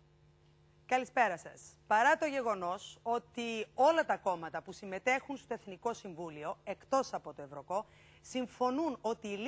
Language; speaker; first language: Greek; native; Greek